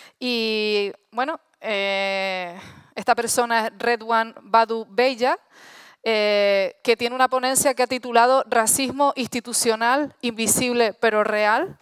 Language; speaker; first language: Spanish; native; Spanish